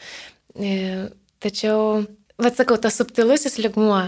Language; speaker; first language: Lithuanian; native; Lithuanian